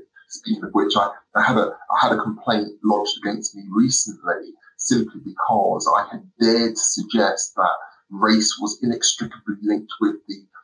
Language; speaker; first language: English; native; English